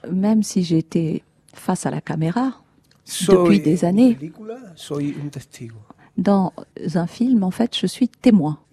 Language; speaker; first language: French; non-native, fluent; Spanish